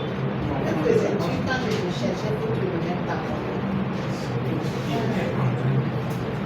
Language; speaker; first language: French; non-native, fluent; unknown